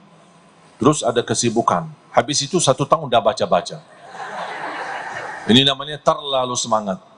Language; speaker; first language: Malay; non-native, fluent; Arabic